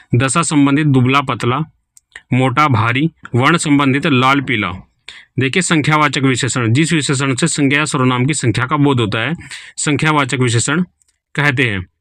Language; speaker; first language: Hindi; native; Hindi